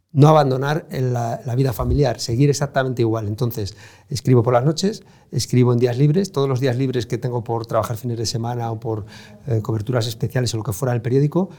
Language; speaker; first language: Spanish; native; Spanish